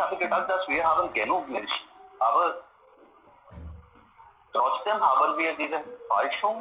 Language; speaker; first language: German; non-native, learner; Hindi